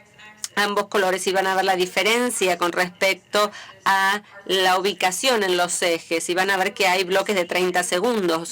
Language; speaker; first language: Spanish; native; Spanish